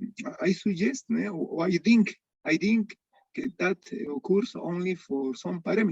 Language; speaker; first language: English; non-native, learner; Spanish